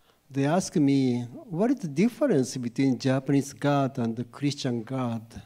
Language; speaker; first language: English; non-native, fluent; Japanese